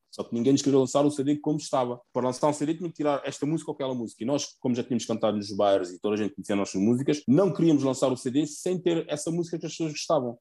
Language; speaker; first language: Portuguese; early bilingual, other home language; Upper Guinea Crioulo